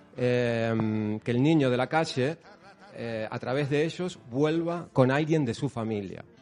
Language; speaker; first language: Spanish; native; Spanish